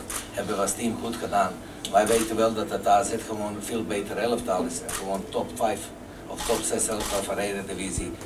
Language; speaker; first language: Dutch; non-native, fluent; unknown